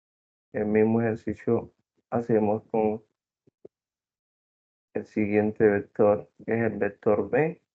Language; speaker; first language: Spanish; native; Spanish